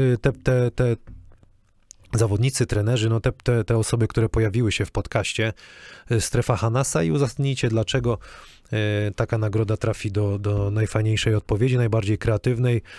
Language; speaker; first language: Polish; native; Polish